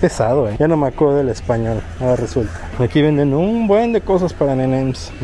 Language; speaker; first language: Spanish; native; Spanish